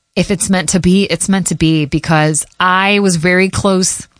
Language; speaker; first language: English; early bilingual, other home language; Portuguese